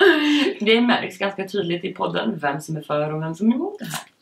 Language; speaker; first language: Swedish; native; Swedish